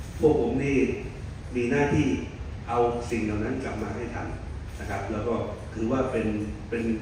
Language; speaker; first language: Thai; native; Thai